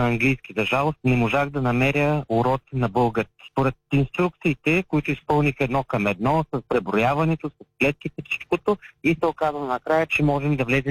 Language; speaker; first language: Bulgarian; native; Bulgarian